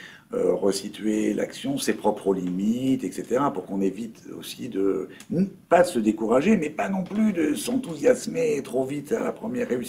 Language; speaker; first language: French; native; French